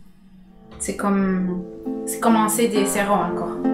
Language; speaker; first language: French; non-native, learner; Spanish